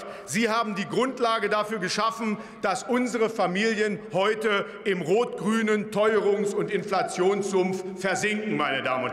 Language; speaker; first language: German; native; German